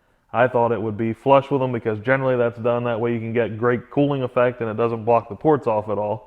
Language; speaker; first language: English; native; English